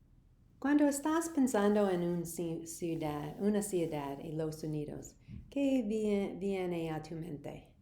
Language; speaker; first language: Spanish; non-native, learner; English